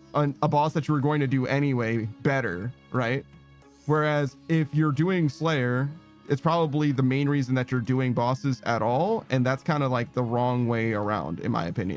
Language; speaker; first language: English; native; English